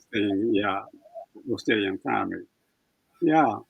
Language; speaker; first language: English; non-native, fluent; Japanese